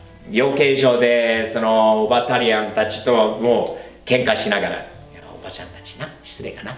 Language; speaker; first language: Japanese; non-native, fluent; English